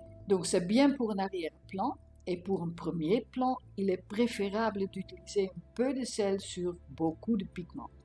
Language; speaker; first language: French; non-native, learner; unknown